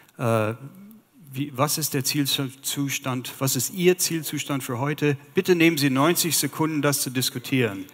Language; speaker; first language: German; non-native, fluent; English